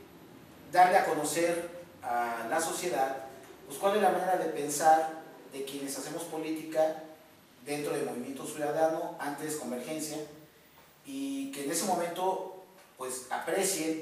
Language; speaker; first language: Spanish; native; Spanish